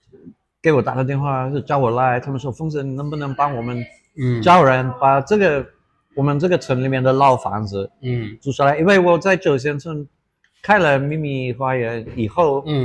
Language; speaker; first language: Chinese; non-native, fluent; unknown